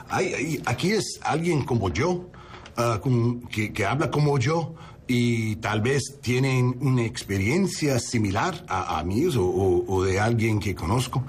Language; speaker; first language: Spanish; early bilingual, heritage; English